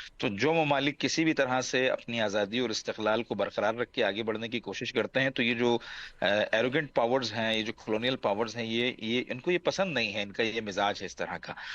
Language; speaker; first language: Urdu; non-native, local second language; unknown